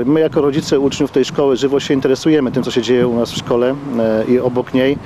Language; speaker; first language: Polish; native; Polish